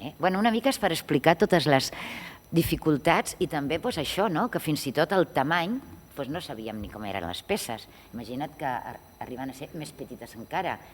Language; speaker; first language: Catalan; non-native, local second language; Spanish